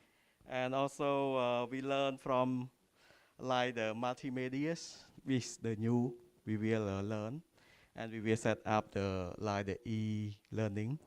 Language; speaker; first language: English; non-native, learner; Khmer